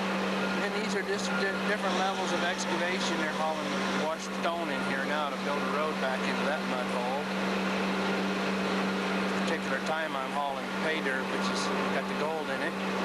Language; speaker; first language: English; native; English